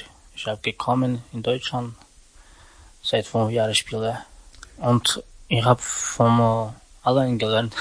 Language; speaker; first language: German; non-native, learner; Slovak